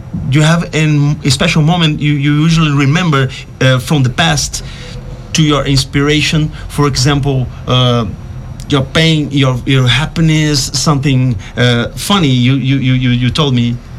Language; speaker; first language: English; non-native, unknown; Portuguese